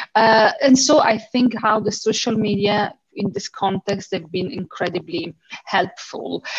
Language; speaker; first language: English; early bilingual, heritage; Italian